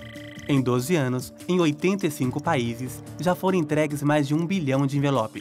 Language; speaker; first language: Portuguese; native; Portuguese